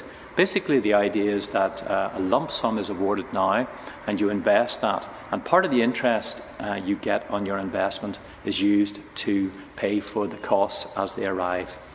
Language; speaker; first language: English; native; English